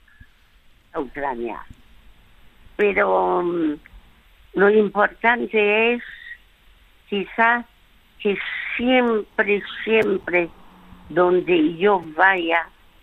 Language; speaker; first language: Spanish; early bilingual, other home language; French